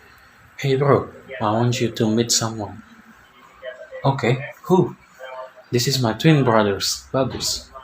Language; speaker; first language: English; non-native, learner; Indonesian